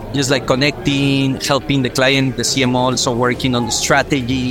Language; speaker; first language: English; non-native, fluent; Spanish